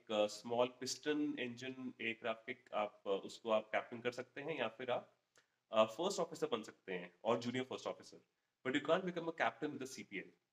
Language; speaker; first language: Hindi; native; Hindi